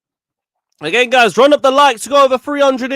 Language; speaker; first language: English; native; English